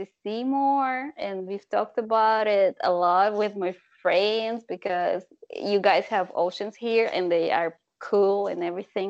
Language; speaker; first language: English; non-native, fluent; Russian